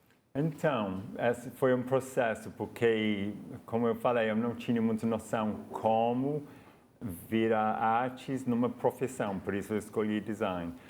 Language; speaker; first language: Portuguese; non-native, fluent; English